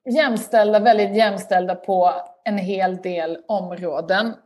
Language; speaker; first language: Swedish; native; Swedish